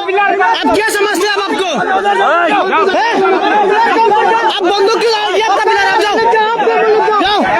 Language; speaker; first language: Hindi; non-native, learner; Bangla